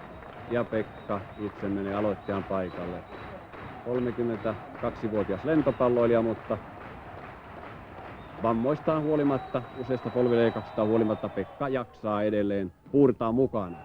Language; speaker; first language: Finnish; native; Finnish